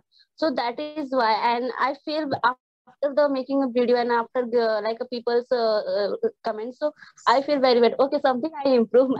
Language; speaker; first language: English; non-native, learner; Hindi